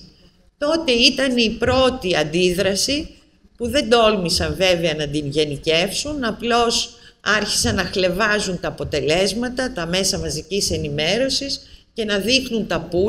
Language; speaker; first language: Greek; native; Greek